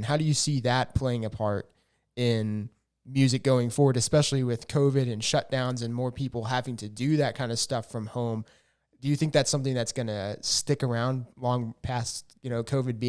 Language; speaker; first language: English; native; English